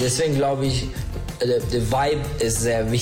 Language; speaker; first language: German; non-native, learner; Turkish